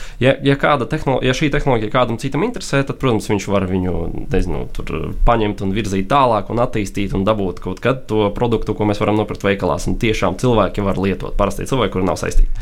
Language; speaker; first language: Latvian; non-native, local second language; Russian